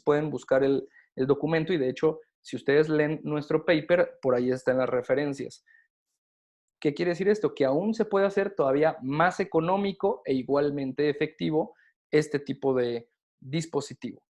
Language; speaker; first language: Spanish; native; Spanish